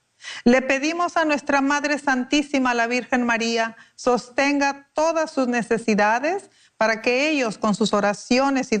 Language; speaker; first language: Spanish; native; Spanish